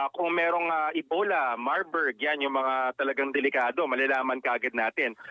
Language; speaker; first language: Filipino; non-native, local second language; Iloko